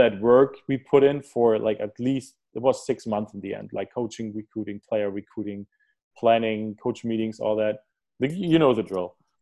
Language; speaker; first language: English; early bilingual, other home language; German